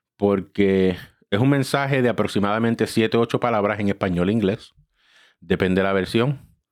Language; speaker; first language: Spanish; early bilingual, heritage; Spanish